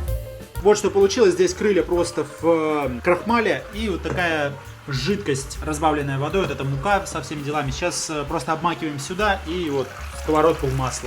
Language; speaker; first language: Russian; native; Russian